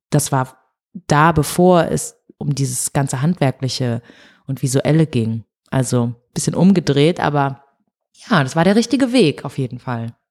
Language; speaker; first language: German; early bilingual, other home language; Portuguese